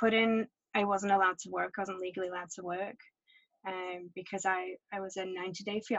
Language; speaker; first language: English; native; English